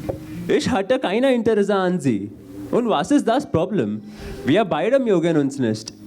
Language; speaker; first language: German; non-native, learner; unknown